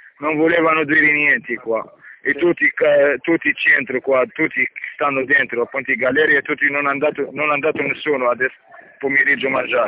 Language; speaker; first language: Italian; non-native, learner; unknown